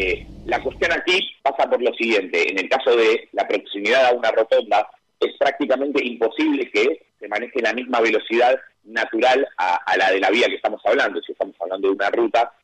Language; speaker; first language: Spanish; native; Spanish